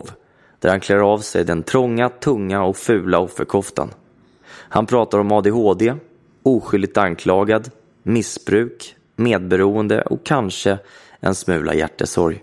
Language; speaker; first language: Swedish; native; Swedish